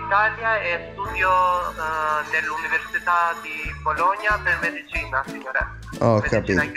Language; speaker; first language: Italian; non-native, local second language; Albanian